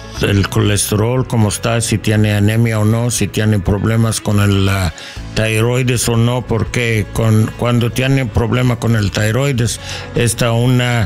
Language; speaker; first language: Spanish; non-native, learner; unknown